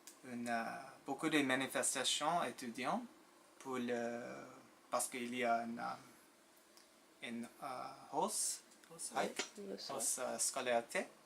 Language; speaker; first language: French; non-native, local second language; English